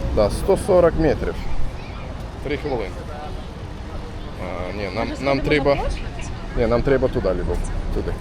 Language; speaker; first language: Russian; non-native, learner; Turkish